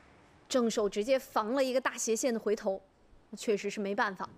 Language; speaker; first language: Chinese; native; Chinese